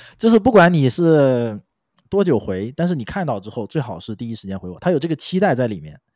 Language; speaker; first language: Chinese; native; Chinese